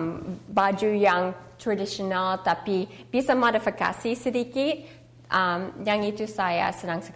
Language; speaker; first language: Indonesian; early bilingual, heritage; English